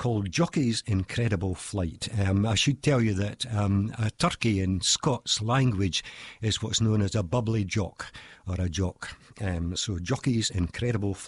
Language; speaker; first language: English; native; English